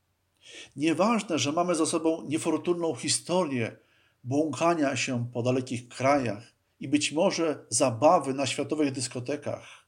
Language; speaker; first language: Polish; native; Polish